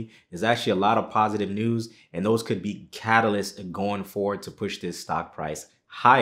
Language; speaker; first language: English; native; English